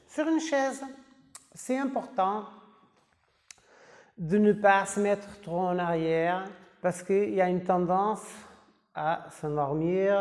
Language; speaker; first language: French; non-native, fluent; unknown